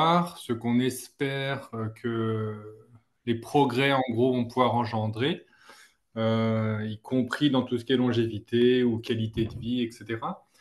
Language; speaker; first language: French; native; French